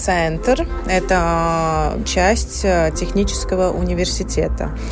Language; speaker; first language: Russian; non-native, local second language; Latvian